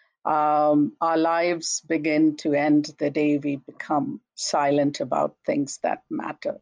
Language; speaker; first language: English; non-native, local second language; Hindi